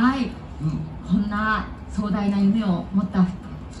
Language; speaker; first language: Japanese; native; Japanese